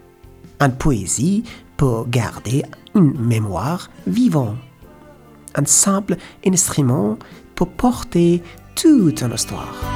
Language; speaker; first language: French; non-native, learner; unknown